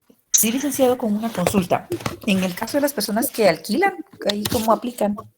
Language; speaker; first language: Spanish; native; Spanish